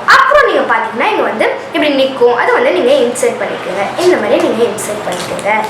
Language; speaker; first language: Tamil; native; Tamil